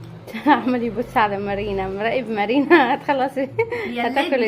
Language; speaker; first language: Arabic; native; Arabic